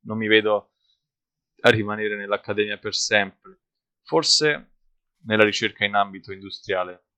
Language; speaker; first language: Italian; native; Italian